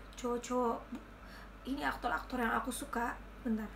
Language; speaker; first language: Indonesian; native; Indonesian